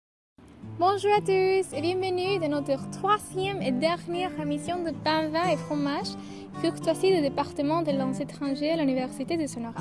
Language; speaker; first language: French; non-native, fluent; Spanish